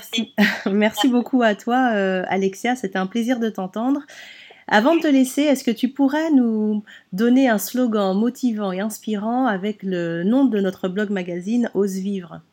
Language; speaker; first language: French; native; French